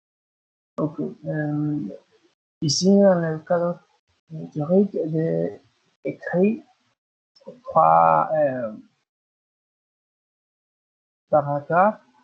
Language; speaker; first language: French; non-native, learner; Spanish